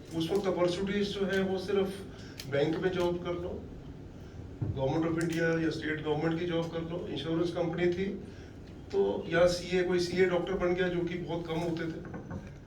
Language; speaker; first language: Hindi; native; Hindi